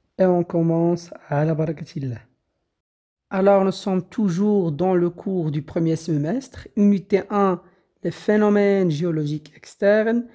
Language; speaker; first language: French; non-native, local second language; Arabic